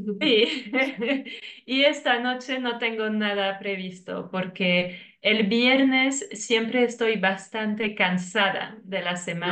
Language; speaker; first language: Spanish; non-native, fluent; French